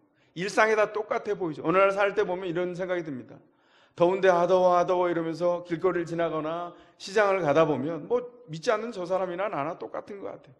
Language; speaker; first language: Korean; native; Korean